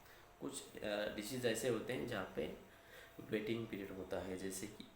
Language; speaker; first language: Hindi; non-native, local second language; Marathi